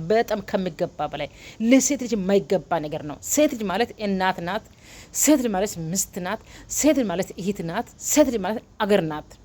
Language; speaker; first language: Amharic; non-native, local second language; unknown